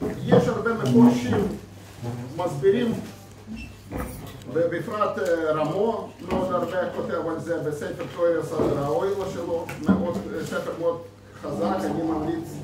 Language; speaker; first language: Hebrew; non-native, fluent; Russian